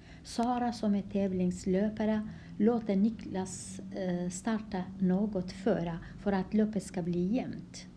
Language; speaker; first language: Swedish; non-native, fluent; Kurdish